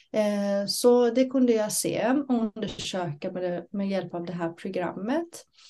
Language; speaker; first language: Swedish; non-native, fluent; Persian